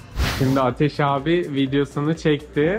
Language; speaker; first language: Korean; non-native, learner; Turkish